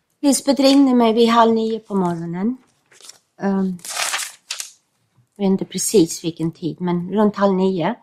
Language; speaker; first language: Swedish; non-native, fluent; English